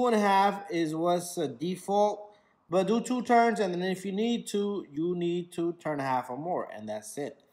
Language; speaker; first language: English; native; English